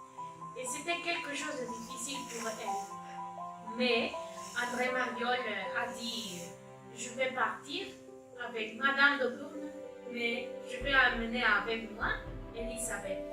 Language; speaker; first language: French; non-native, learner; Spanish